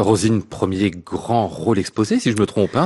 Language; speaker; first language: French; native; French